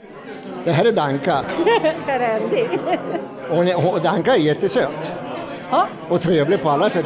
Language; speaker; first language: Swedish; non-native, fluent; English